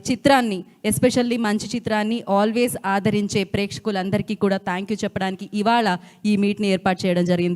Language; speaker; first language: Telugu; native; Telugu